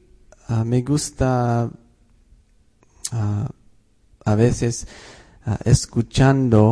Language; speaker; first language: Spanish; non-native, fluent; English